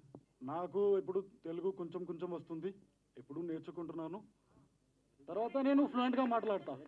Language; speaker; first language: Telugu; non-native, learner; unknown